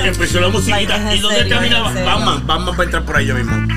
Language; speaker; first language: Spanish; native; Spanish